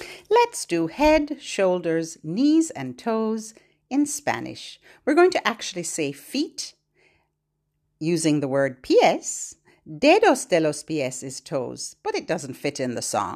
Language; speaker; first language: English; native; English